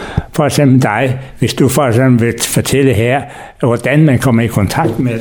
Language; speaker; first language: Danish; native; Danish